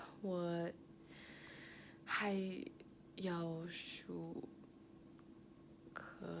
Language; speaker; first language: Chinese; non-native, learner; English